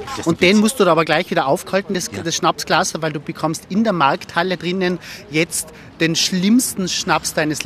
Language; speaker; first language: German; native; German